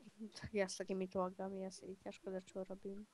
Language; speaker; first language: Czech; non-native, local second language; Slovak